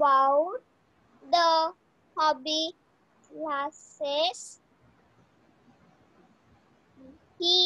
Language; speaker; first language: English; non-native, learner; Hindi